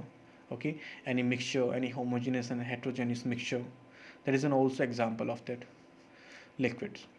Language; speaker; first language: English; non-native, local second language; Hindi